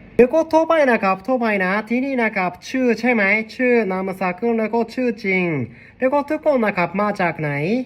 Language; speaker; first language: Thai; non-native, learner; Japanese